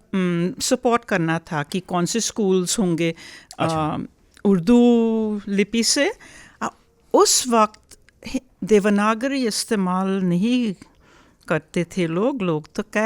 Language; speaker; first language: Hindi; early bilingual, heritage; Hindi